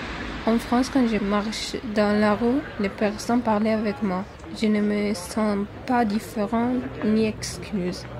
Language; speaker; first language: French; non-native, learner; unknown